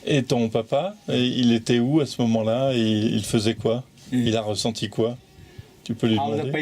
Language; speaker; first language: French; native; French